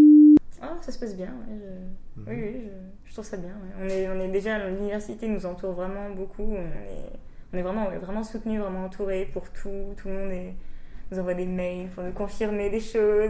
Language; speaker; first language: French; native; French